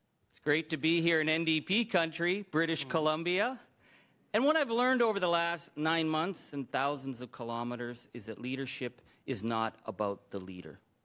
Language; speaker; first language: English; native; English